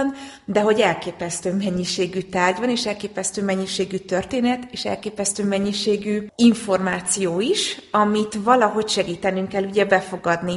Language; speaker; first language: Hungarian; native; Hungarian